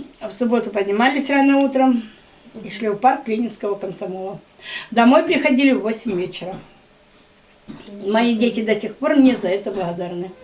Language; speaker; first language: Russian; native; Russian